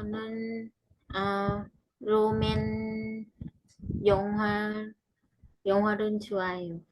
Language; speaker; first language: Korean; non-native, learner; Vietnamese